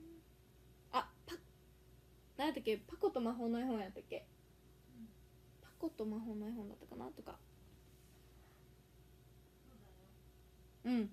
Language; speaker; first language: Japanese; native; Japanese